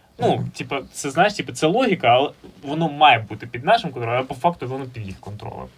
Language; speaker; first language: Ukrainian; non-native, local second language; Russian